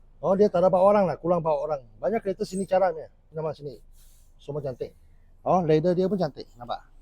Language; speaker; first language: Malay; non-native, local second language; Chinese